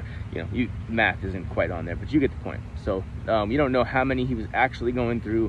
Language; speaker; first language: English; native; English